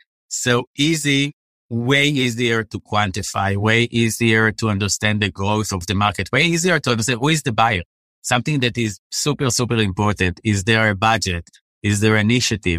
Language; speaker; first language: English; non-native, fluent; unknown